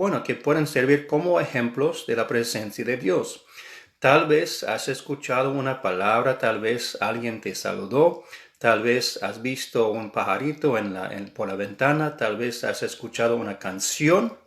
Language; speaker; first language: Spanish; non-native, fluent; English